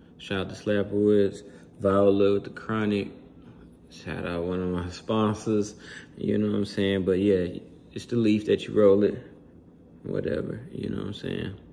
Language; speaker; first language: English; native; English